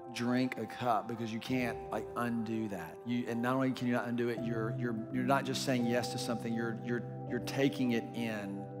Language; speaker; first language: English; native; English